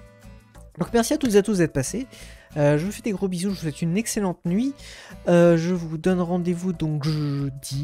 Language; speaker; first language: French; native; French